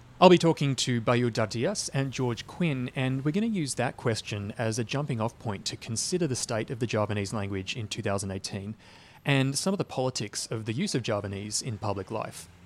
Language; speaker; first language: English; native; English